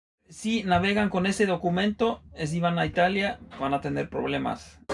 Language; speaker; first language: Spanish; non-native, fluent; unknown